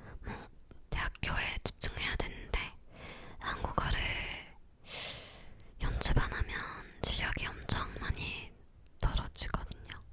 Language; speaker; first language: Korean; non-native, learner; English